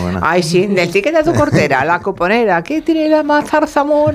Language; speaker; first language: Spanish; native; Spanish